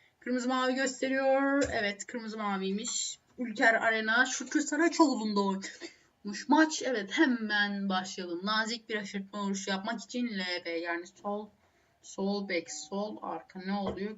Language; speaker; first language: Turkish; native; Turkish